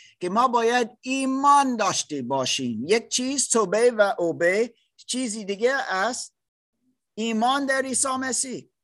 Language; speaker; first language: Persian; non-native, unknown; English